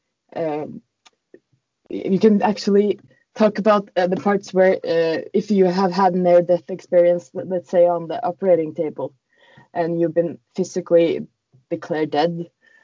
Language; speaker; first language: English; non-native, fluent; Norwegian